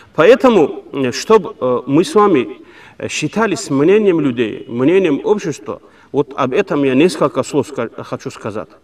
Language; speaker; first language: Russian; non-native, local second language; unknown